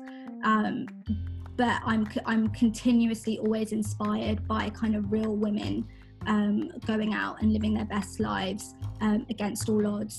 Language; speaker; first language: English; native; English